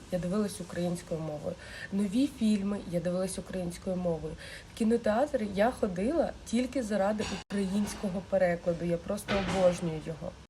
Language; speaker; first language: Ukrainian; non-native, local second language; Russian